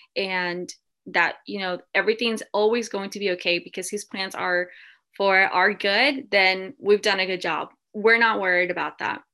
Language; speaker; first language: English; early bilingual, other home language; Spanish